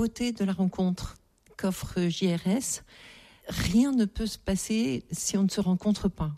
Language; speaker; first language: French; native; French